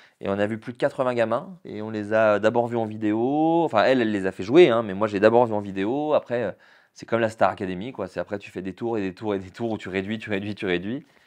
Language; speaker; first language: French; native; French